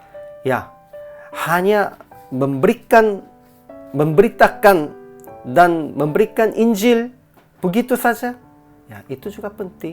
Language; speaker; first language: Indonesian; non-native, fluent; Korean